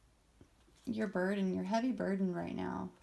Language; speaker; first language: English; native; English